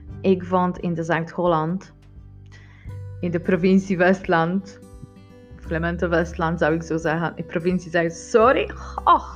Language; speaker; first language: Dutch; non-native, learner; Polish